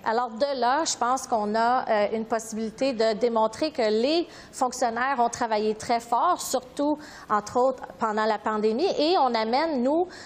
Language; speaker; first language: French; native; French